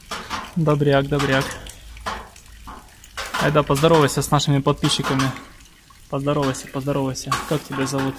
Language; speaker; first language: Russian; native; Russian